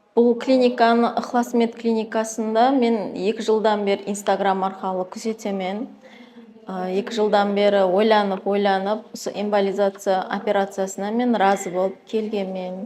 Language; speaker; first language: Uzbek; non-native, local second language; Kara-Kalpak